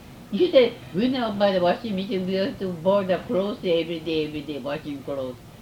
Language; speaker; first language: English; early bilingual, other home language; Japanese